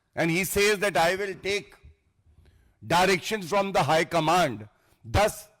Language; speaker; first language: English; non-native, local second language; Hindi